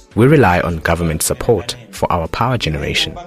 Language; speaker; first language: English; non-native, local second language; Tumbuka